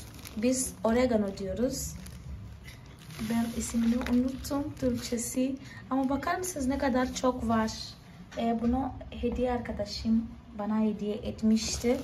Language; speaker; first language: Turkish; non-native, fluent; Portuguese